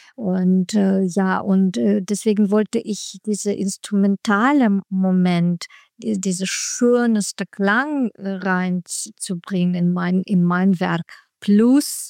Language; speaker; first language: German; non-native, learner; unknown